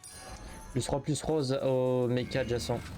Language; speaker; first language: French; native; French